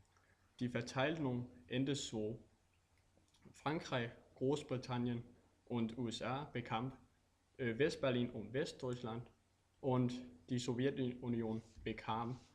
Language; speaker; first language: German; non-native, learner; Danish